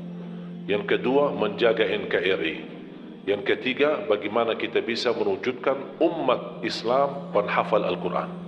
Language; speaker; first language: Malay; non-native, fluent; Arabic